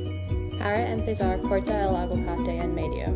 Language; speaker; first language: Spanish; non-native, learner; English